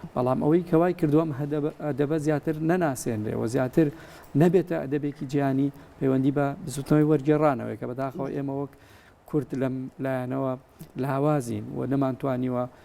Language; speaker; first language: Central Kurdish; non-native, local second language; Gurani